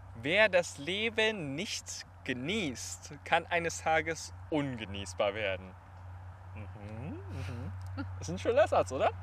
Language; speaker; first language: German; non-native, fluent; Chinese